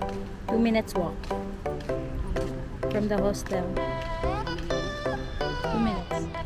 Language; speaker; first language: English; non-native, local second language; Filipino